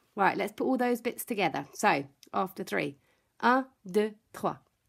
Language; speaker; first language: English; native; English